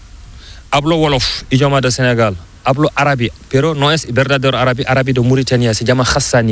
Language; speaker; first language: Spanish; non-native, learner; Fula